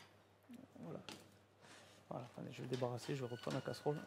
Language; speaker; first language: French; native; French